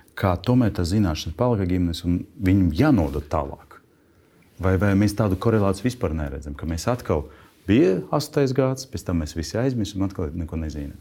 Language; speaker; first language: Latvian; non-native, local second language; Russian